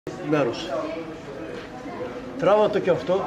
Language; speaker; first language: Greek; early bilingual, heritage; Greek